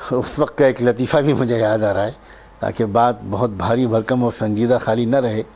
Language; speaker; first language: Urdu; native; Urdu